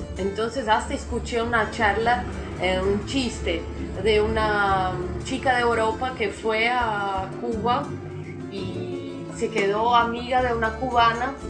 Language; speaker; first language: Spanish; non-native, fluent; Portuguese